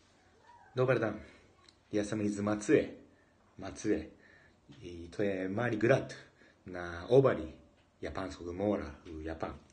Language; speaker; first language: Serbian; non-native, learner; Japanese